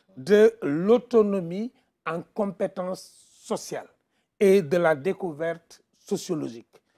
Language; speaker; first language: French; non-native, local second language; Wolof